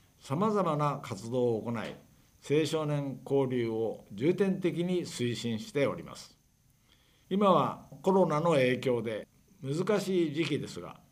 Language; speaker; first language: Japanese; native; Japanese